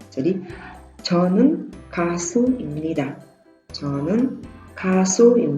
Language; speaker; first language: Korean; non-native, fluent; Indonesian